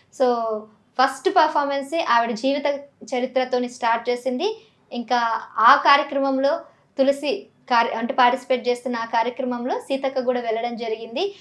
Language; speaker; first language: Telugu; native; Telugu